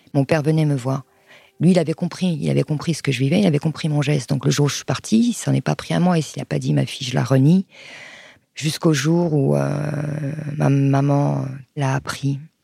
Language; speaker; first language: French; early bilingual, other home language; Arabic